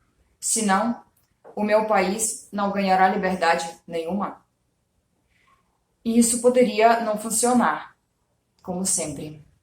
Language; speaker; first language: Portuguese; non-native, fluent; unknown